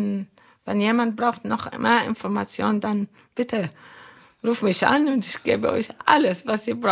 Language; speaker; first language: German; non-native, learner; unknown